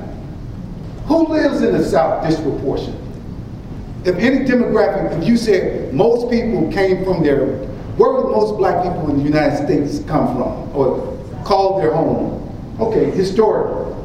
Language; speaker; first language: English; native; English